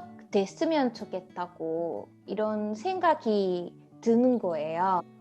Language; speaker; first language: Korean; non-native, fluent; English